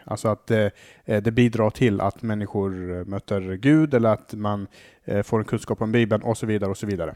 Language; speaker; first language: Swedish; early bilingual, other home language; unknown